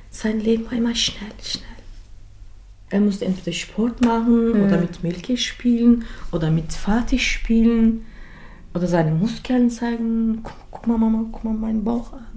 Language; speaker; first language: German; non-native, local second language; Turkish